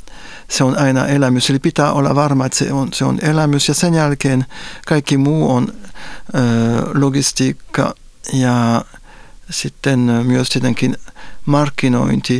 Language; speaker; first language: Finnish; non-native, fluent; French